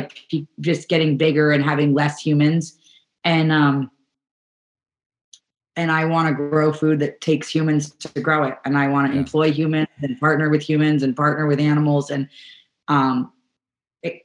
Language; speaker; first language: English; native; English